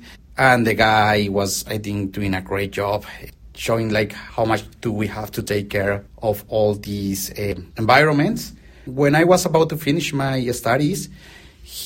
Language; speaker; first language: English; non-native, fluent; Spanish